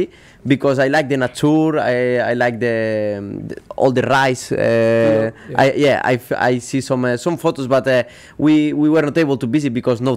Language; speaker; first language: English; non-native, fluent; Spanish